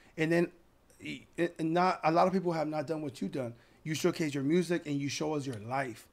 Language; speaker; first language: English; early bilingual, other home language; Spanish